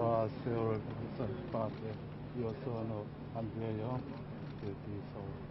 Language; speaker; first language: Italian; non-native, fluent; Korean